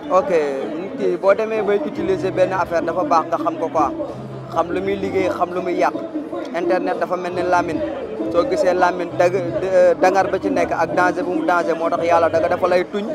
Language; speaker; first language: Wolof; non-native, local second language; Fula